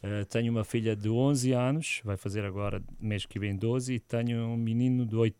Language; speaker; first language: Portuguese; non-native, learner; Croatian